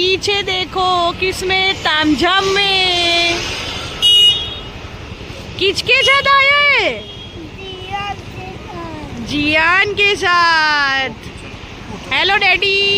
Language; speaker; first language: Hindi; non-native, local second language; Gujarati